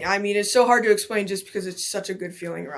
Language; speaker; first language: English; native; English